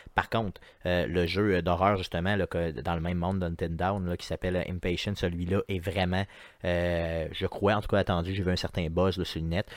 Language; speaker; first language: French; native; French